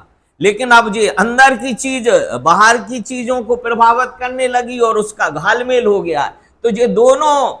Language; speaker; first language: Hindi; native; Hindi